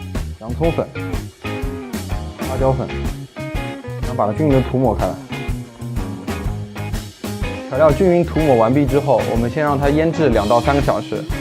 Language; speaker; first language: Chinese; native; Chinese